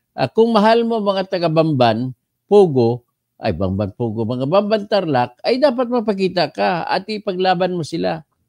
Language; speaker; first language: Filipino; native; Filipino